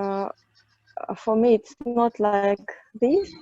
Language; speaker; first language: English; non-native, fluent; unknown